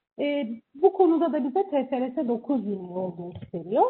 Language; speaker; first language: Turkish; native; Turkish